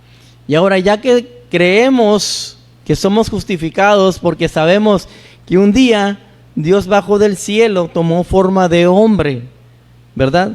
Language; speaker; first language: Spanish; native; Spanish